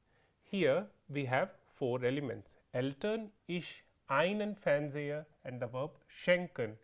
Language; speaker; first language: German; non-native, fluent; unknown